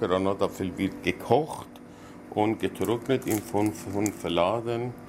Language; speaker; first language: German; non-native, learner; Persian